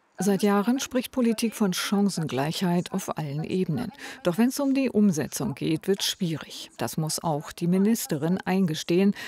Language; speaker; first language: German; native; German